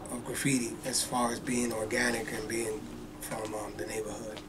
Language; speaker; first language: English; native; English